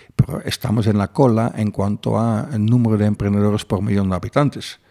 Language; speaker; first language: Spanish; non-native, fluent; Dutch